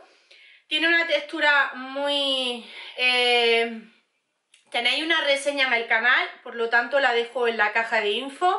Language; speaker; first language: Spanish; native; Spanish